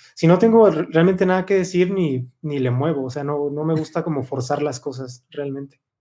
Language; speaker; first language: Spanish; native; Spanish